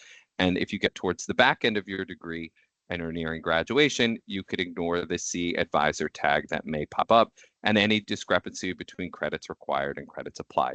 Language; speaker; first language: English; native; English